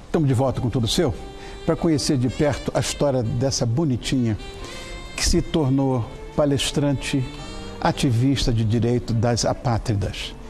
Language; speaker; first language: Portuguese; native; Portuguese